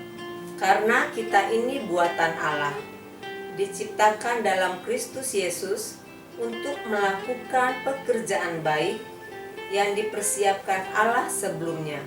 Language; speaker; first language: Indonesian; native; Indonesian